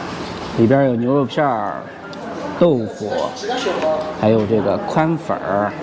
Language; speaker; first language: Chinese; native; Chinese